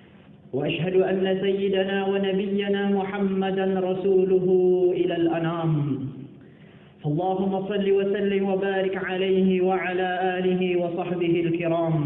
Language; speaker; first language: Arabic; non-native, fluent; Indonesian